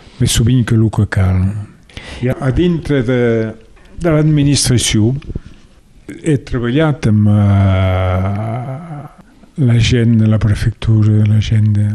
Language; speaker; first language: Catalan; native; Catalan